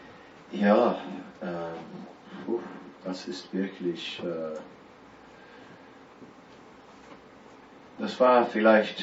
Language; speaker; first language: German; non-native, fluent; Dutch